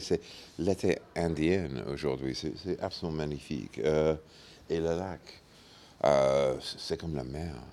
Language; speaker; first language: French; non-native, fluent; English